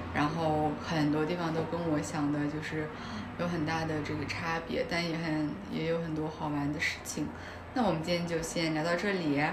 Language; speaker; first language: Chinese; non-native, local second language; Kazakh